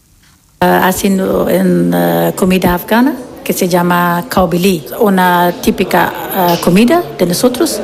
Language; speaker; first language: Spanish; non-native, learner; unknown